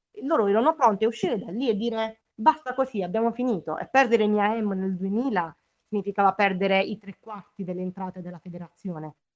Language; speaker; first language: Italian; native; Italian